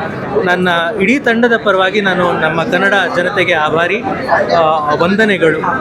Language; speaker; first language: Kannada; native; Kannada